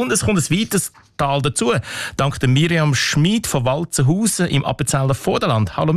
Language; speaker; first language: German; native; German